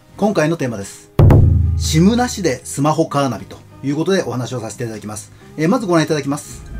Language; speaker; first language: Japanese; native; Japanese